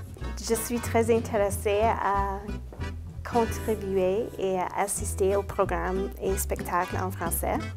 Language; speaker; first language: French; non-native, local second language; English